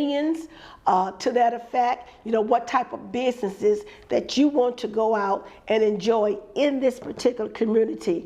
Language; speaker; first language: English; native; English